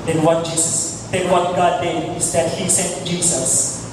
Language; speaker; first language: English; non-native, local second language; Filipino